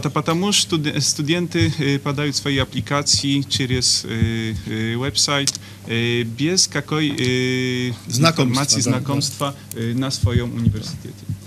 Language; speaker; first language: Russian; non-native, fluent; Polish